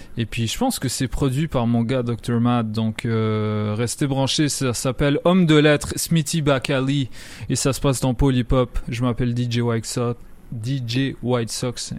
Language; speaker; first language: French; native; French